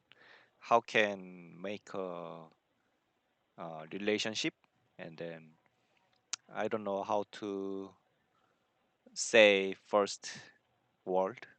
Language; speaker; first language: English; non-native, learner; Korean